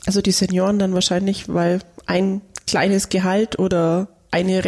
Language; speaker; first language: German; native; German